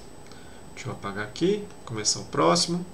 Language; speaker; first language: Portuguese; native; Portuguese